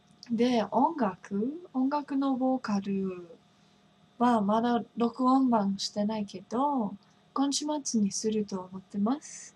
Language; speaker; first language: Japanese; non-native, fluent; English